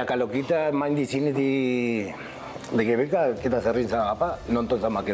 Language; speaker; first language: Indonesian; non-native, fluent; Spanish